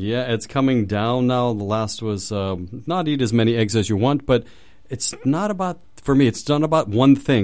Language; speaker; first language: English; native; English